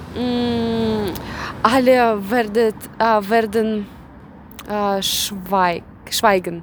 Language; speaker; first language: German; non-native, learner; Russian